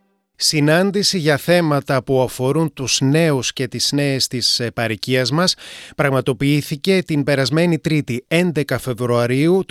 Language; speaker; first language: Greek; native; Greek